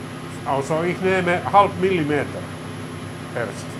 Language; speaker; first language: German; non-native, learner; Finnish